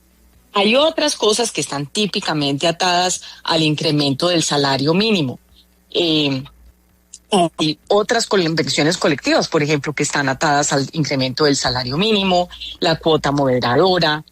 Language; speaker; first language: Spanish; native; Spanish